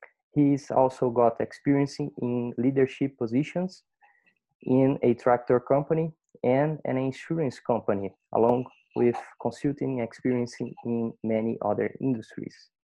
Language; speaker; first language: English; non-native, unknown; Portuguese